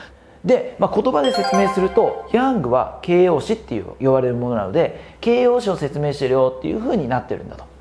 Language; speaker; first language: Japanese; native; Japanese